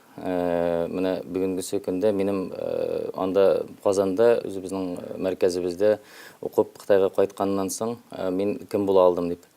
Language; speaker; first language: Tatar; early bilingual, heritage; Tatar